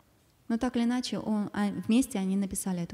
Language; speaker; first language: Russian; native; Russian